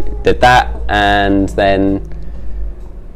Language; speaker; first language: English; native; English